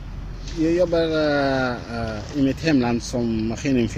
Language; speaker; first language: Swedish; non-native, learner; Arabic